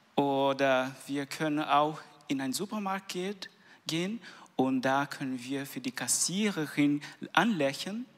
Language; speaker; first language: German; non-native, learner; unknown